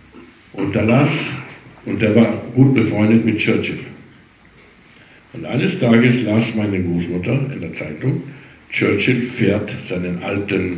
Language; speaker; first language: German; early bilingual, heritage; German